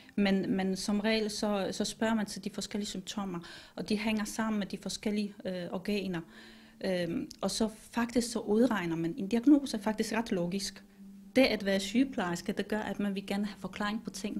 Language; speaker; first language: Danish; non-native, fluent; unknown